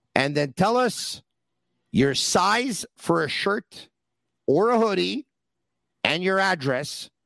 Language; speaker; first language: English; early bilingual, other home language; Italian